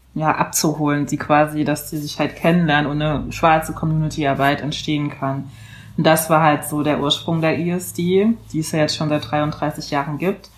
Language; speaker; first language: German; early bilingual, other home language; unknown